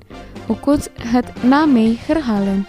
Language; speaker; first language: Dutch; non-native, fluent; Indonesian